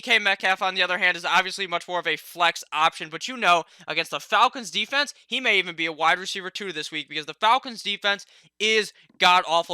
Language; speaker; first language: English; native; English